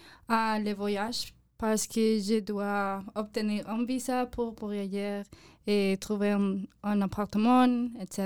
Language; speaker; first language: French; non-native, learner; English